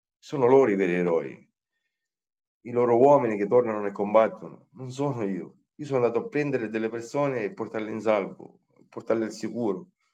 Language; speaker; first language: Italian; native; Italian